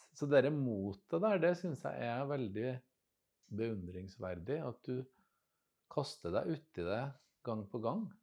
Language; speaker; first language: Norwegian; native; Norwegian